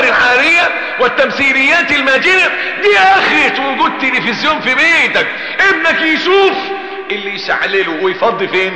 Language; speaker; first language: Arabic; native; Arabic